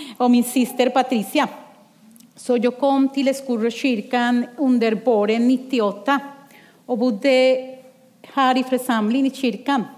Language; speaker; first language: Swedish; non-native, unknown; Spanish